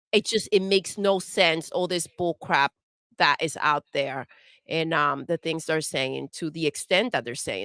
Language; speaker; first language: English; native; English